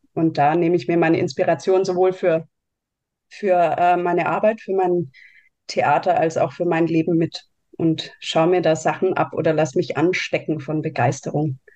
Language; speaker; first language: German; native; German